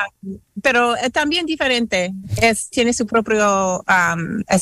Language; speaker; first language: Spanish; non-native, fluent; English